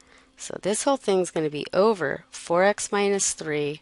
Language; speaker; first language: English; native; English